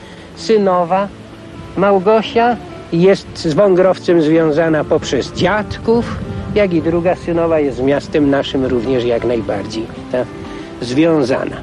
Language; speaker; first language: Polish; native; Polish